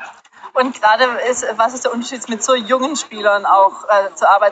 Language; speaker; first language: German; native; German